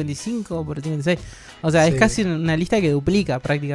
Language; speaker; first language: Spanish; native; Spanish